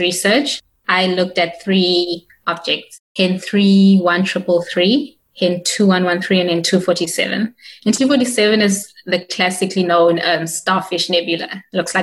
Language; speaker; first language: English; non-native, local second language; Tswana